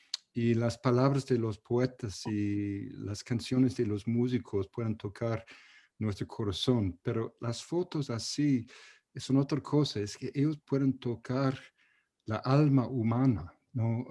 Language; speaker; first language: Spanish; non-native, fluent; English